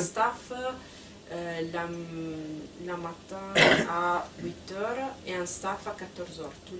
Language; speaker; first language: French; non-native, fluent; Italian